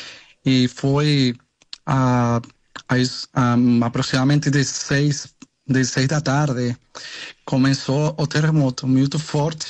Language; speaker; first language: Portuguese; non-native, learner; Spanish